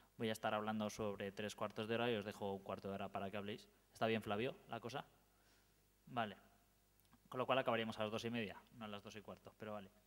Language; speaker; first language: Spanish; native; Spanish